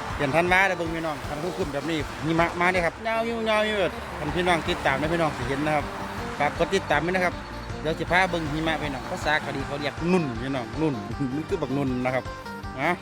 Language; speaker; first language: Thai; native; Thai